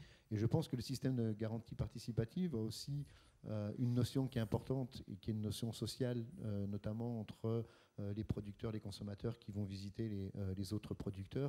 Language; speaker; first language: French; native; French